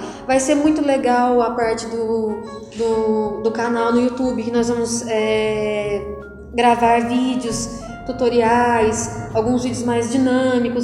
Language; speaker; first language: Portuguese; native; Portuguese